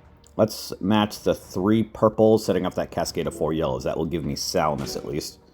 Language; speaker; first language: English; native; English